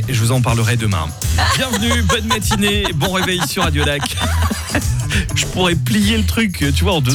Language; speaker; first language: French; native; French